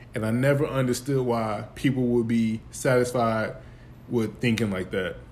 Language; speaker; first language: English; native; English